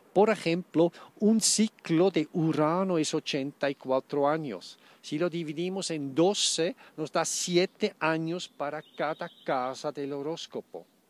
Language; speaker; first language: Spanish; non-native, fluent; German